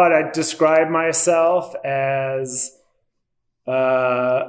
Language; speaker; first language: English; native; English